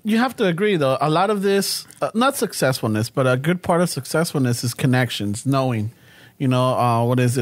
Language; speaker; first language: English; early bilingual, other home language; Spanish